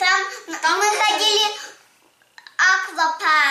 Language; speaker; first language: Russian; early bilingual, heritage; Russian